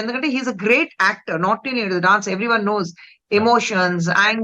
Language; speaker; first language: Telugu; non-native, fluent; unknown